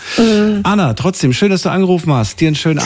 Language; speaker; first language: German; native; German